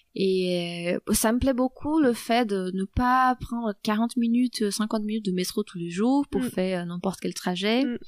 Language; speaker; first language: French; non-native, fluent; Portuguese